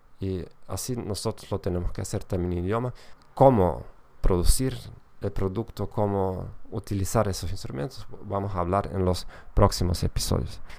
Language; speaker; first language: Spanish; non-native, fluent; German